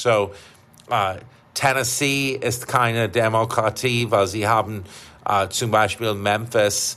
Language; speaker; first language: German; non-native, fluent; English